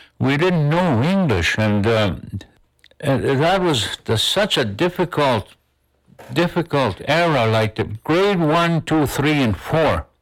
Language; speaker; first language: English; non-native, local second language; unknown